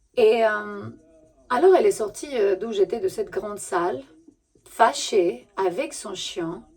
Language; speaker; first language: French; non-native, fluent; Romanian